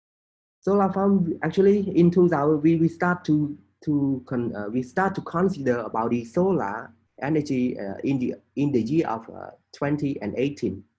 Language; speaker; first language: English; non-native, fluent; Khmer